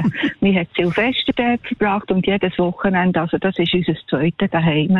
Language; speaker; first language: German; native; German